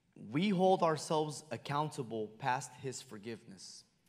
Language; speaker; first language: English; non-native, fluent; Spanish